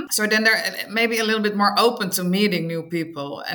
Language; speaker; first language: English; non-native, fluent; Dutch